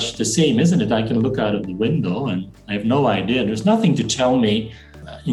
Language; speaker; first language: English; non-native, fluent; Dutch